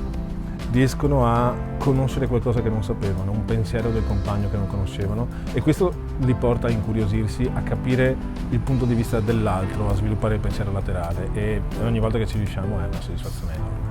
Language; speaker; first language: Italian; native; Italian